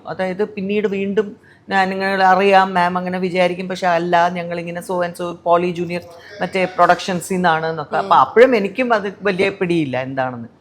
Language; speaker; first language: Malayalam; non-native, local second language; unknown